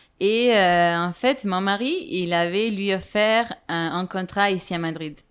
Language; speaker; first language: French; non-native, fluent; Italian